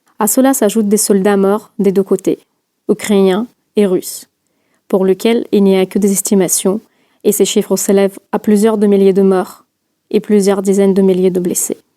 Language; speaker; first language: French; non-native, fluent; Russian